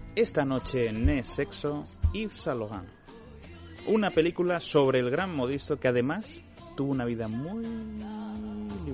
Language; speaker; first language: Spanish; native; Spanish